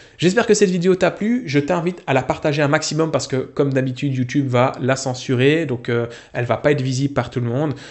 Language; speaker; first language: French; native; French